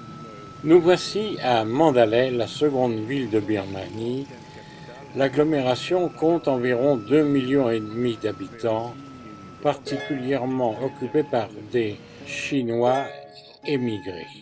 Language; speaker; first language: French; native; French